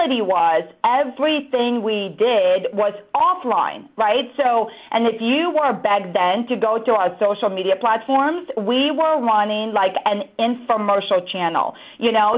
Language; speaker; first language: English; non-native, fluent; Russian